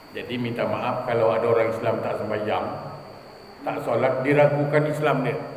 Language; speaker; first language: Malay; native; Malay